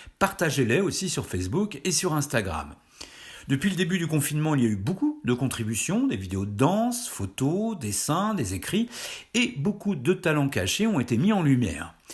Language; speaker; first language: French; native; French